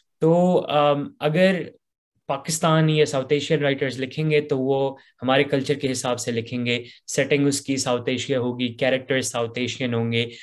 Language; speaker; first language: Urdu; native; Urdu